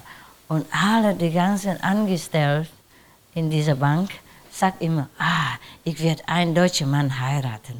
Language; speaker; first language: German; non-native, learner; Vietnamese